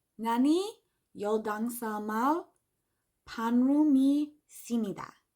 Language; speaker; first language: Korean; non-native, learner; English